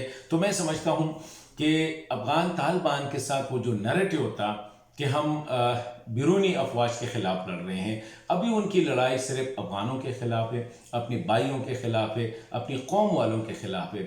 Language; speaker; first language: Hindi; non-native, local second language; Pashto